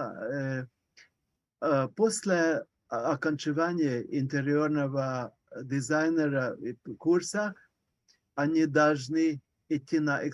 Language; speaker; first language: Russian; non-native, learner; Hungarian